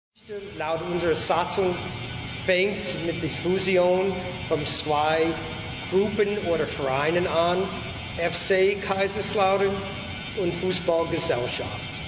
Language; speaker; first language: German; non-native, fluent; English